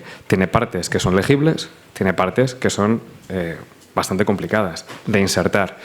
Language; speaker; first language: Spanish; native; Spanish